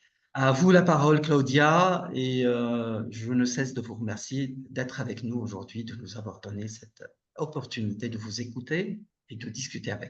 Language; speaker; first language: French; non-native, local second language; Arabic